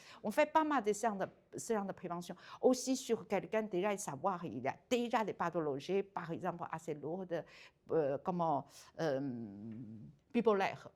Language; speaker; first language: French; non-native, learner; Chinese